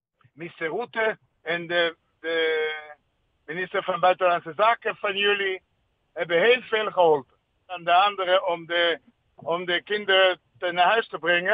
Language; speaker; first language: Dutch; non-native, learner; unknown